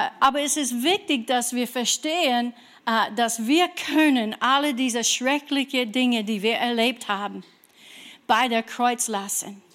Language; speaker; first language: German; non-native, fluent; English